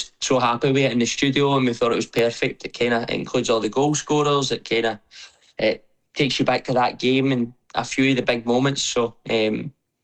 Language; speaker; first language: English; native; English